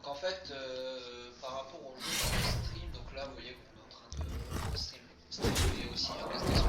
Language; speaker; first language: French; native; French